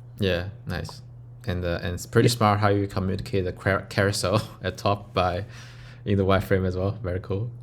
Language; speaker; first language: English; non-native, fluent; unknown